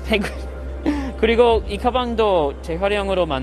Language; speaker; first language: Korean; non-native, learner; English